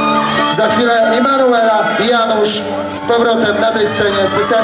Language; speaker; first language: Polish; native; Polish